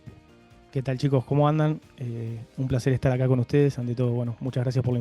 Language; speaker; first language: Spanish; native; Spanish